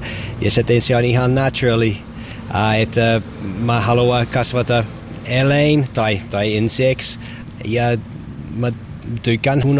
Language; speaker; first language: Finnish; non-native, learner; English